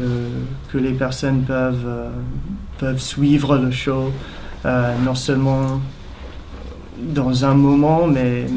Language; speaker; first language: French; non-native, fluent; English